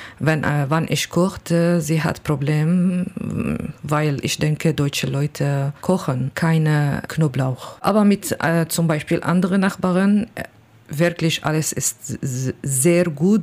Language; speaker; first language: German; non-native, learner; Kurdish